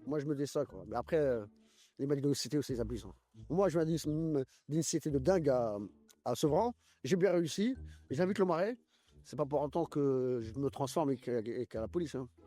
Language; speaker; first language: French; early bilingual, other home language; Arabic